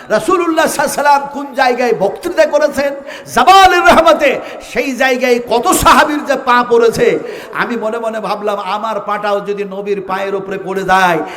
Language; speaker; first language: Bangla; non-native, local second language; Urdu